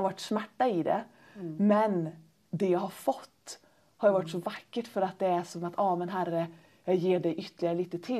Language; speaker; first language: Swedish; native; Swedish